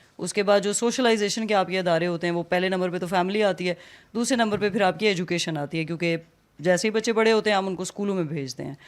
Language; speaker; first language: Urdu; non-native, local second language; Pahari-Potwari